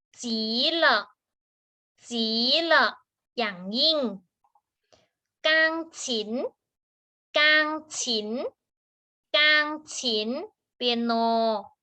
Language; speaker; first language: Chinese; non-native, fluent; Thai